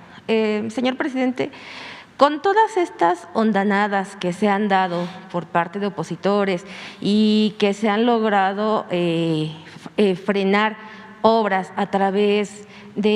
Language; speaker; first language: Spanish; native; Spanish